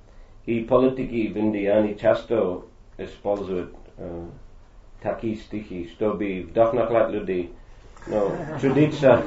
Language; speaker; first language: Russian; non-native, fluent; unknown